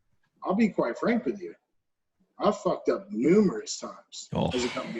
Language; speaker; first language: English; native; English